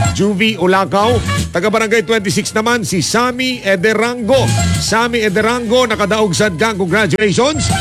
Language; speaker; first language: Filipino; non-native, local second language; Cebuano